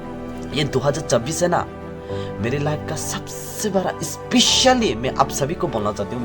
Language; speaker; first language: Hindi; non-native, local second language; Kok Borok